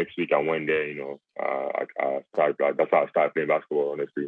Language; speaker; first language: English; non-native, local second language; French